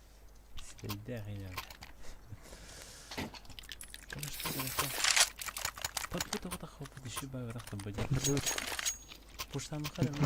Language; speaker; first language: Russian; non-native, local second language; Yakut